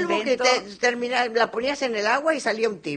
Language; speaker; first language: Spanish; native; Spanish